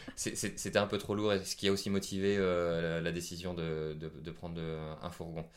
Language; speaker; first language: French; native; French